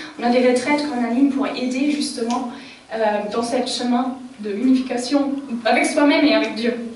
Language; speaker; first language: French; non-native, fluent; German